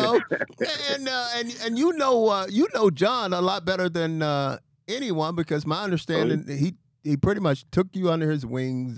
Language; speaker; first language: English; native; English